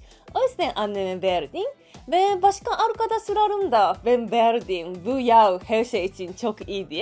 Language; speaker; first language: Turkish; non-native, learner; Japanese